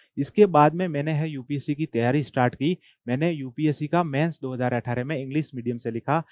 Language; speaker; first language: Hindi; non-native, local second language; Marwari